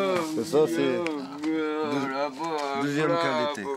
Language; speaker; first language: French; non-native, learner; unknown